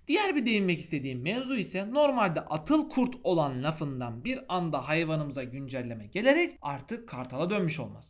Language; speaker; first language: Turkish; native; Turkish